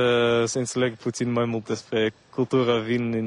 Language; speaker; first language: Romanian; non-native, learner; Dutch